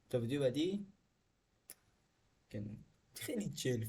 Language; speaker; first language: Persian; native; Persian